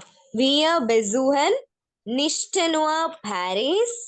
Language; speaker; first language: German; non-native, fluent; Malayalam